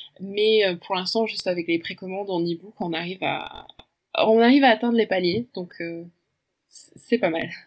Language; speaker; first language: French; early bilingual, other home language; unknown